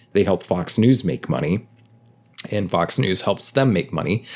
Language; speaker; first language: English; native; English